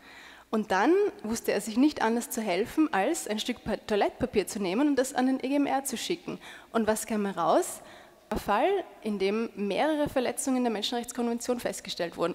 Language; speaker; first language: German; native; German